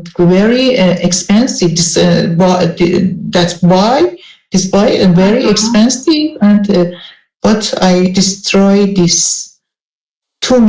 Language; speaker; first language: English; non-native, learner; Persian